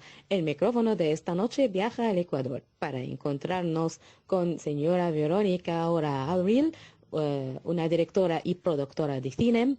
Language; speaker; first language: Spanish; non-native, fluent; Arabic